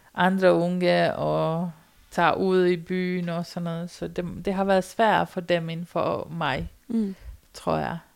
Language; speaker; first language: Danish; non-native, fluent; Romanian